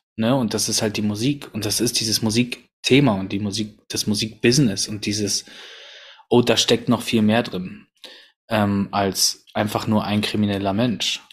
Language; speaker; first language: German; early bilingual, other home language; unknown